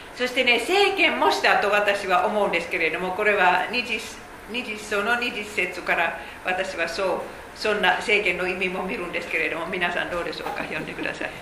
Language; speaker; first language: Japanese; non-native, fluent; Finnish